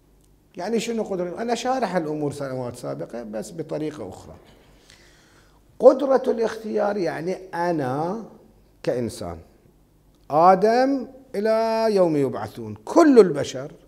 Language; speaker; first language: Arabic; native; Arabic